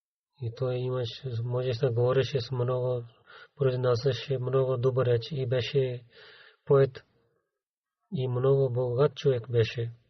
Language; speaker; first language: Bulgarian; non-native, learner; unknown